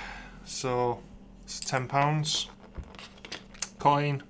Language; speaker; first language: English; native; English